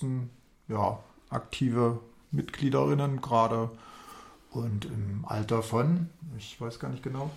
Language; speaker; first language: German; native; German